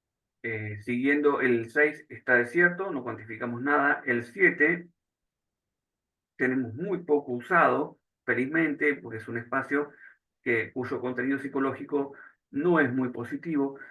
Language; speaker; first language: Spanish; native; Spanish